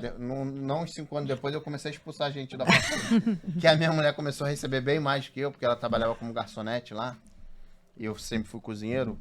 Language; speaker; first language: Portuguese; native; Portuguese